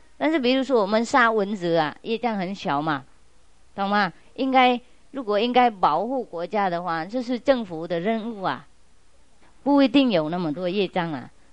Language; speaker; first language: Chinese; non-native, fluent; Vietnamese